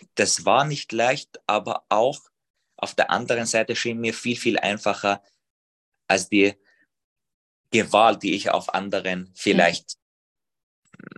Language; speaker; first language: German; non-native, fluent; Arabic